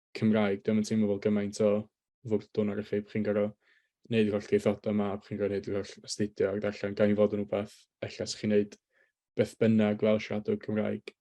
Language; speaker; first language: Welsh; native; Welsh